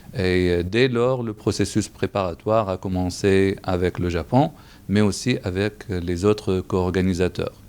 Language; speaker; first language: French; non-native, local second language; Arabic